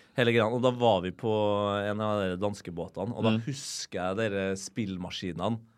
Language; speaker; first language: Norwegian; native; Norwegian